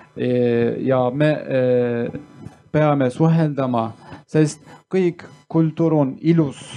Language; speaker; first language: Estonian; non-native, learner; Kurdish